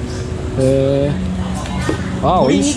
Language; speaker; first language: Japanese; native; Japanese